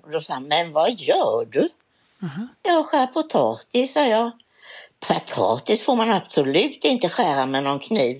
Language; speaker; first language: Swedish; native; Swedish